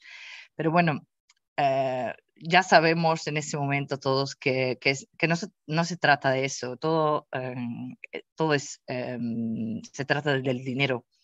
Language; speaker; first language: Spanish; non-native, fluent; Dutch